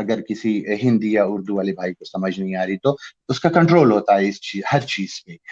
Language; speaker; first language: Urdu; non-native, local second language; Pashto